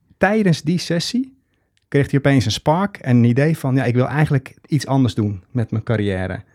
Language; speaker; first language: Dutch; native; Dutch